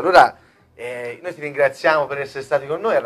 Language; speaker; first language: Italian; native; Italian